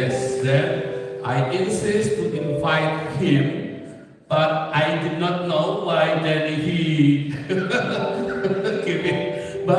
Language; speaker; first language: English; non-native, learner; Indonesian